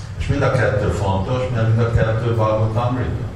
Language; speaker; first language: Hungarian; non-native, learner; Russian